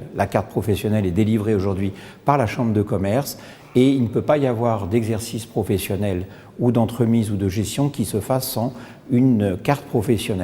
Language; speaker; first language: French; native; French